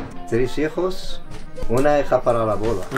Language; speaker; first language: Spanish; non-native, learner; Arabic